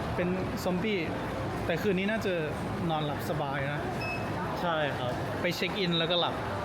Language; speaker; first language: Thai; non-native, fluent; English